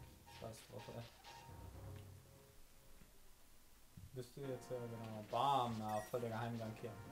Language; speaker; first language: German; native; German